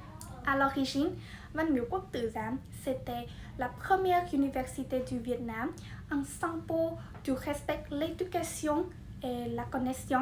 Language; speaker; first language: French; non-native, fluent; Vietnamese